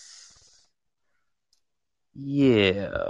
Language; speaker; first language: English; native; English